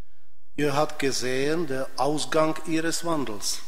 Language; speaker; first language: German; non-native, fluent; Czech